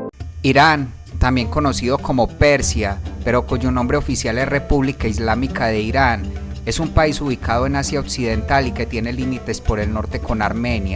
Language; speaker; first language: Spanish; native; Spanish